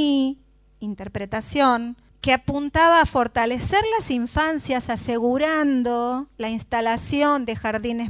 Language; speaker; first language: Spanish; native; Spanish